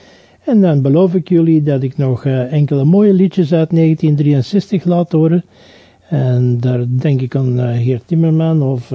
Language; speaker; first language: Dutch; native; Dutch